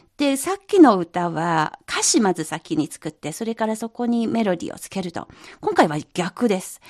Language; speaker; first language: Japanese; non-native, fluent; Chinese